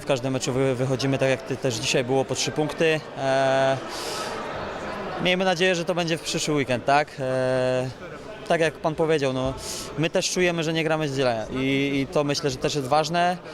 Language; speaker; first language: Polish; native; Polish